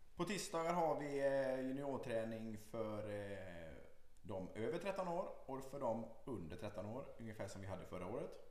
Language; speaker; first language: Swedish; non-native, fluent; English